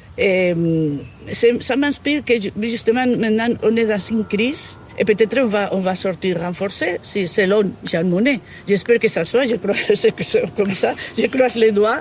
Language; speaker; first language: French; non-native, fluent; Spanish